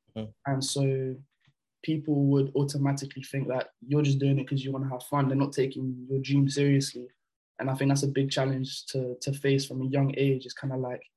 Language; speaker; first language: English; early bilingual, other home language; French